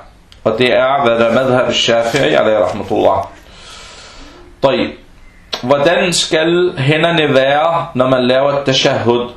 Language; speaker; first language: Danish; non-native, fluent; Arabic